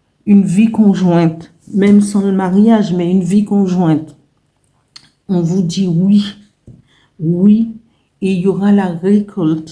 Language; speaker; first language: French; native; French